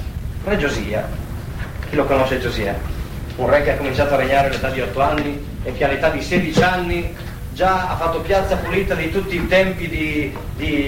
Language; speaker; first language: Italian; native; Italian